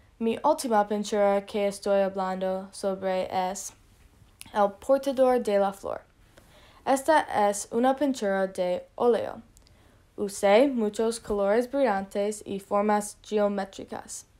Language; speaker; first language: Spanish; non-native, learner; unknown